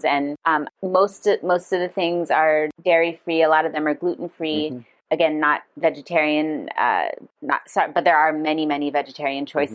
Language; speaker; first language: English; non-native, fluent; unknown